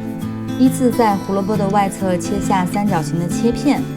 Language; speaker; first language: Chinese; native; Chinese